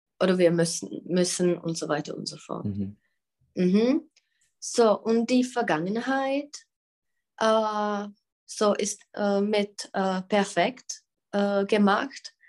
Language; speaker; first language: German; non-native, fluent; Czech